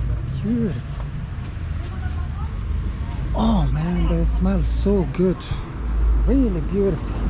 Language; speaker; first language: English; non-native, fluent; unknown